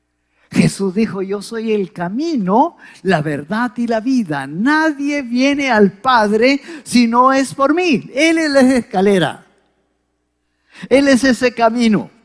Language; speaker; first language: Spanish; native; Spanish